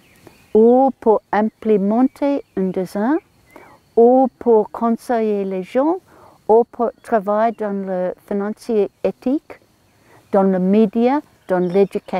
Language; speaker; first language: French; non-native, learner; English